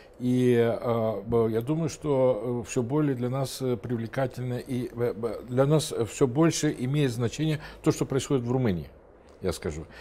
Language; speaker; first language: Russian; non-native, local second language; Romanian